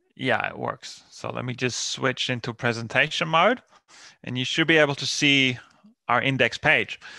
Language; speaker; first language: English; non-native, fluent; Finnish